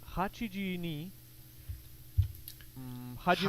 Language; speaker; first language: Japanese; non-native, learner; English